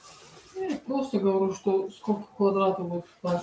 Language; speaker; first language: Russian; non-native, fluent; Tajik